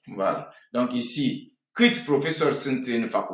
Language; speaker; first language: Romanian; non-native, fluent; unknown